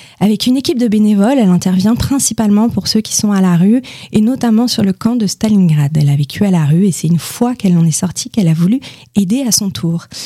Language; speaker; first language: French; native; French